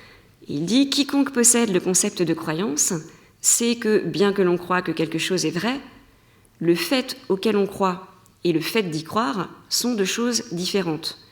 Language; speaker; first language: French; native; French